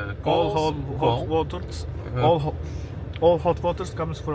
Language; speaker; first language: English; non-native, learner; Turkish